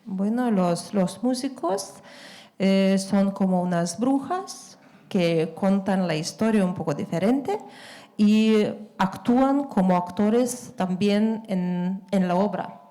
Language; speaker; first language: Spanish; non-native, fluent; Lithuanian